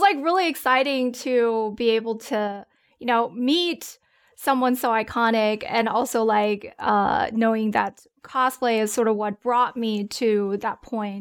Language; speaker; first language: English; non-native, fluent; Chinese